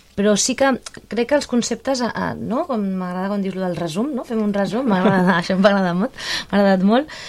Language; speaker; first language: Catalan; native; Catalan